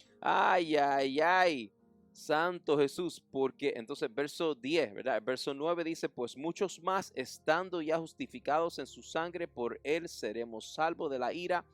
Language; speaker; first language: Spanish; early bilingual, heritage; English